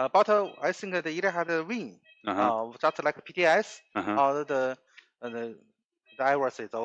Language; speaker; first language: English; non-native, learner; Chinese